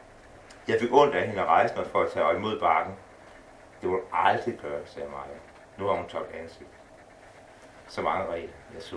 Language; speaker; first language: Danish; native; Danish